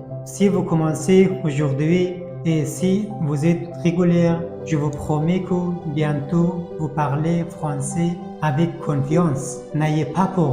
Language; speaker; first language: French; non-native, fluent; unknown